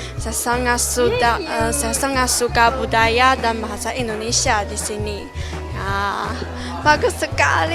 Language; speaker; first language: Indonesian; non-native, fluent; Chinese